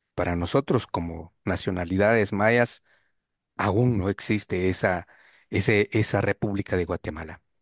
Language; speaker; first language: Spanish; non-native, local second language; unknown